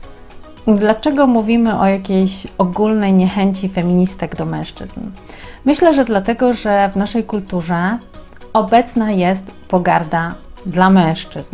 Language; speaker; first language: Polish; native; Polish